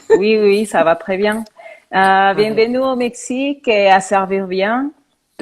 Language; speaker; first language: French; non-native, fluent; Spanish